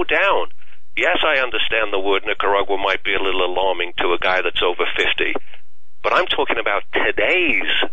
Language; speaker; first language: English; native; English